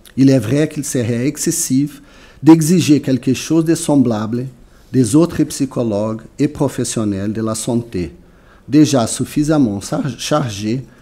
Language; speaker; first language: French; non-native, fluent; Portuguese